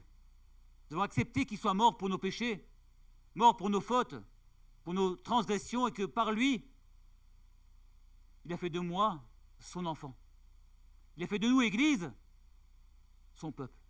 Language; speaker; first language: French; native; French